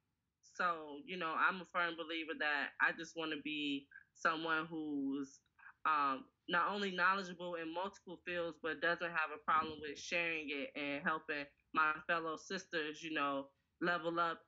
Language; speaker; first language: English; native; English